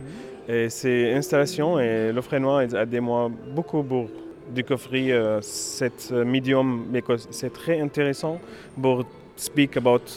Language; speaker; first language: French; non-native, learner; Arabic